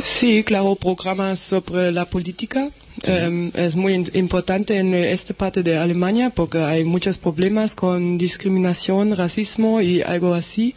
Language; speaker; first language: Spanish; non-native, learner; German